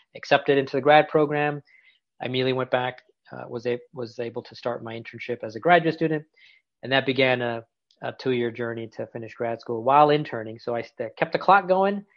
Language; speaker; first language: English; native; English